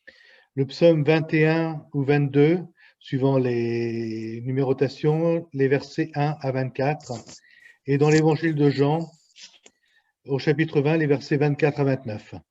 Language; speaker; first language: French; native; French